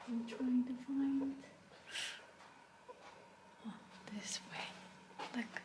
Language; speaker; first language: English; non-native, fluent; Chinese